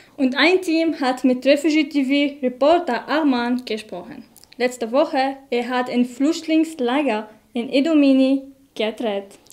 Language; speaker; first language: German; non-native, learner; Arabic